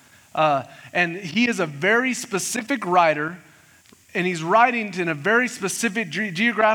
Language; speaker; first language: English; native; English